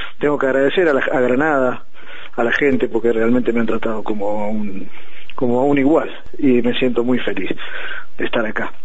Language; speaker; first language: Spanish; native; Spanish